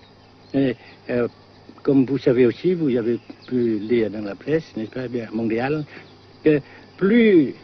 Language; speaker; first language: French; non-native, fluent; Vietnamese